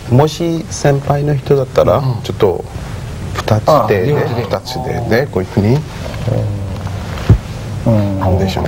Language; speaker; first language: Japanese; non-native, fluent; Morisyen